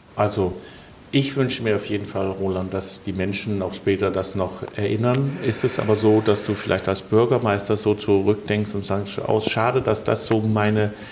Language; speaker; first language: German; non-native, fluent; Danish